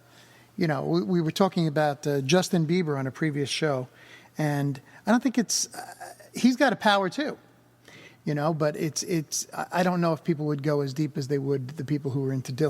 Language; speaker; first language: English; native; English